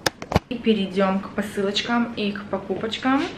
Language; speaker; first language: Russian; early bilingual, other home language; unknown